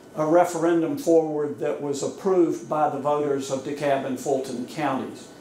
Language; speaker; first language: English; native; English